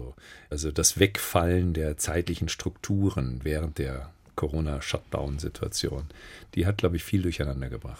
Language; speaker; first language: German; native; German